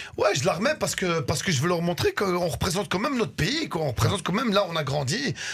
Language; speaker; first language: French; early bilingual, other home language; Arabic